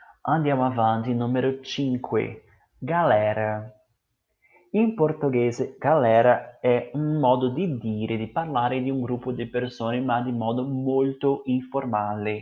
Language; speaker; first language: Italian; non-native, learner; Portuguese